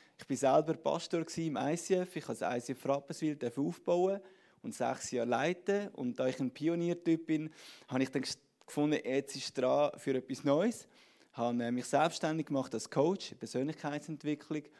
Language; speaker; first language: German; native; German